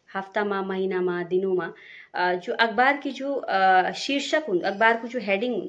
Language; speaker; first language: Hindi; non-native, local second language; Garhwali